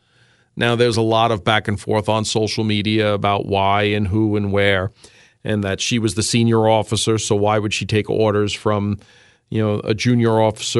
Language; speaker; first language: English; native; English